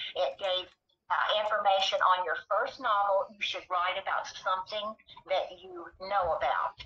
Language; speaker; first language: English; native; English